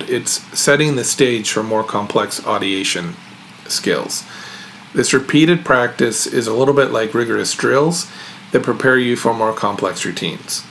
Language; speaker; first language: English; native; English